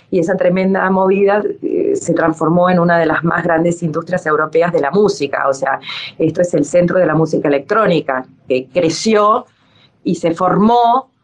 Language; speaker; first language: Spanish; native; Spanish